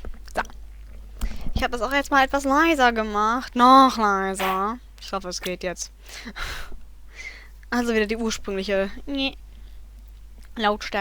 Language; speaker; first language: German; native; German